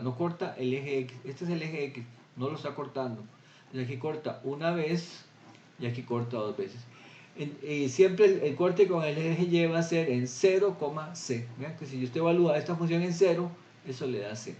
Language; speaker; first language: Spanish; native; Spanish